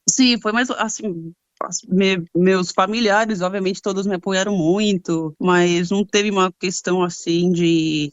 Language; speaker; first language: Portuguese; early bilingual, other home language; Spanish